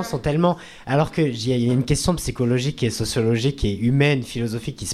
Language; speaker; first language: French; native; French